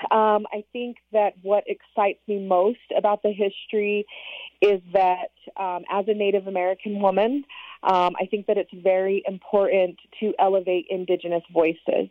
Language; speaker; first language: English; native; English